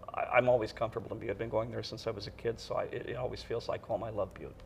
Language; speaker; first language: English; native; English